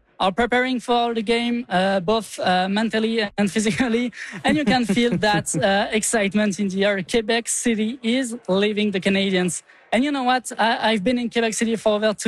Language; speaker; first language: English; non-native, fluent; French